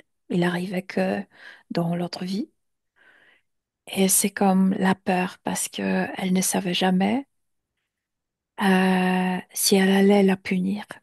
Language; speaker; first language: French; non-native, fluent; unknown